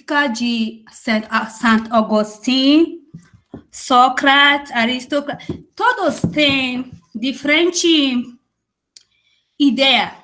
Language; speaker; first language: Portuguese; non-native, learner; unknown